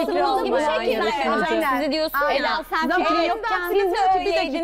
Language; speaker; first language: Turkish; native; Turkish